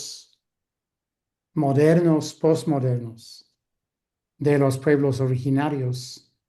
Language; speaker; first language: Spanish; non-native, fluent; English